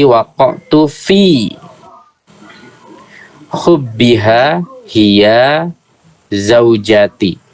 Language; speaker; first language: Arabic; non-native, learner; Indonesian